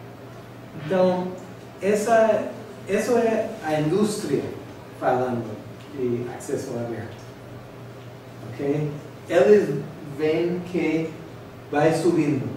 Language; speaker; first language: Portuguese; non-native, fluent; English